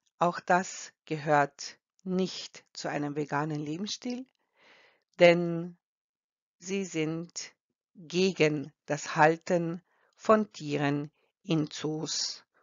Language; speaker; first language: German; non-native, fluent; Croatian